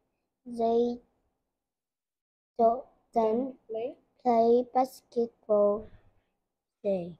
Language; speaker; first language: English; non-native, learner; Vietnamese